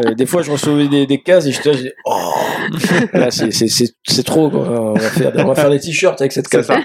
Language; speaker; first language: French; native; French